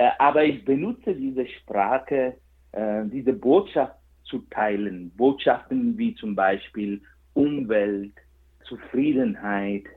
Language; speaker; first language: German; non-native, fluent; Kannada